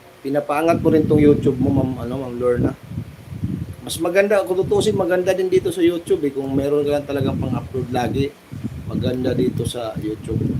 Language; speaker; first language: Filipino; native; Filipino